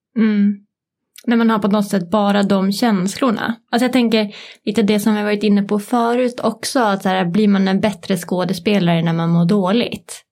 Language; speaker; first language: Swedish; native; Swedish